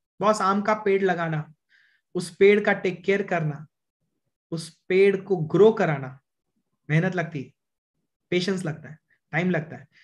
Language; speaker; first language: Hindi; non-native, local second language; Marathi